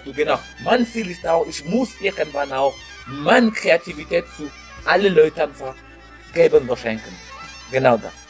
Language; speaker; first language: German; non-native, learner; French